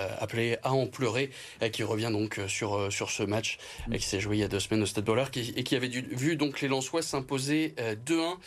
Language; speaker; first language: French; native; French